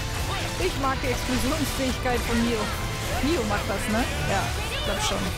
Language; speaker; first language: German; native; German